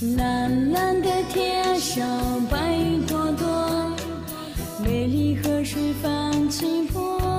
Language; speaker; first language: Chinese; non-native, local second language; Tibetan